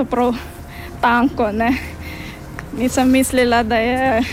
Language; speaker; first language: Slovenian; non-native, learner; Filipino